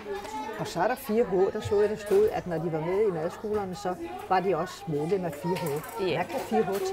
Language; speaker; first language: Danish; native; Danish